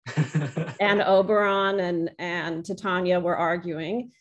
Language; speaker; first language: English; native; English